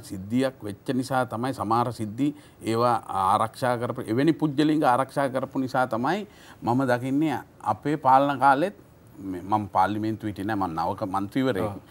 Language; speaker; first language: Sinhala; native; Sinhala